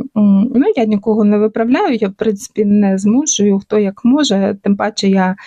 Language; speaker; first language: Ukrainian; non-native, local second language; Russian